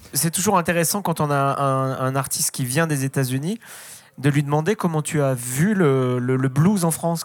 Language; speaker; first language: French; native; French